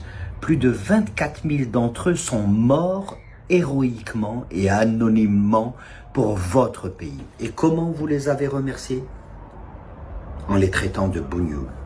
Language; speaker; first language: French; non-native, local second language; Kabyle